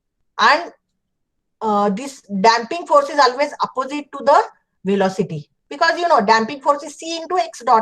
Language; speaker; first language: English; non-native, local second language; Marathi